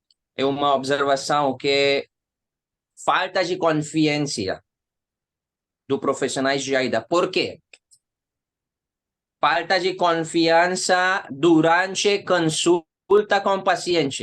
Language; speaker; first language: Portuguese; non-native, learner; Hindi